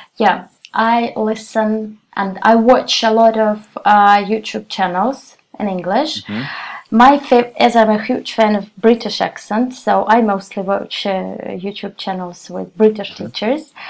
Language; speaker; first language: English; non-native, fluent; Russian